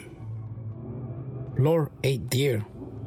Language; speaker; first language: English; non-native, fluent; Mixtepec Mixtec